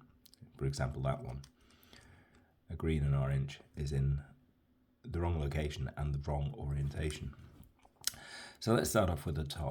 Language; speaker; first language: English; native; English